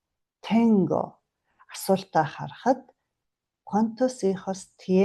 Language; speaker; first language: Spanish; non-native, fluent; Mongolian